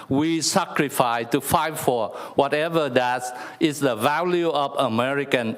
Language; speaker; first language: English; non-native, learner; Vietnamese